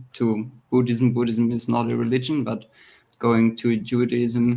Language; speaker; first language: English; non-native, fluent; German